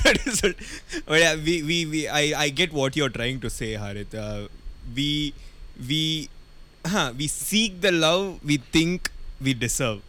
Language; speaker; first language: English; non-native, local second language; Tamil